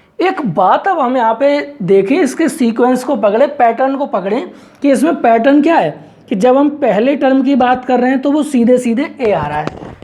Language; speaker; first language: Hindi; native; Hindi